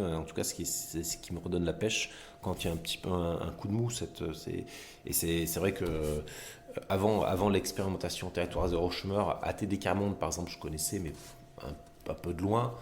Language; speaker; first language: French; native; French